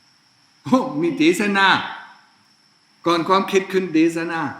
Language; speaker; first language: Thai; non-native, fluent; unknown